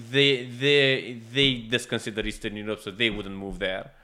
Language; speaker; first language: English; non-native, fluent; Romanian